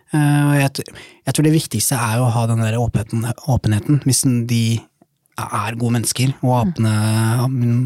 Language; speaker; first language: Norwegian; early bilingual, other home language; Somali